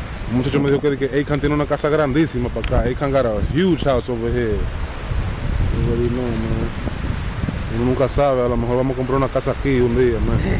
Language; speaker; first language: Spanish; early bilingual, heritage; Spanish